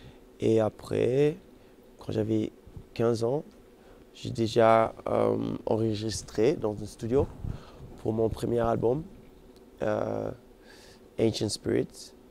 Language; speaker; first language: French; non-native, fluent; German